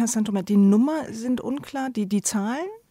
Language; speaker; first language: German; native; German